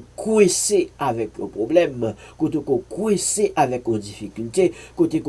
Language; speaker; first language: French; non-native, learner; Haitian Creole